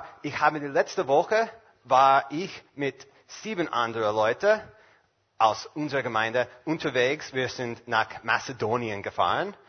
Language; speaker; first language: German; non-native, fluent; English